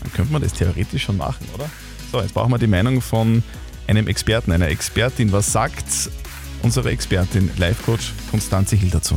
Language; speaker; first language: German; native; German